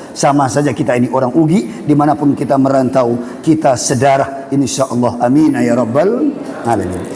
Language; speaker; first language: Malay; non-native, local second language; Buginese